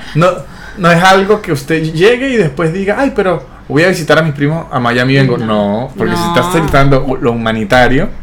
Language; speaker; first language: Spanish; native; Spanish